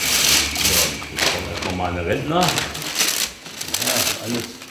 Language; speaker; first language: German; native; German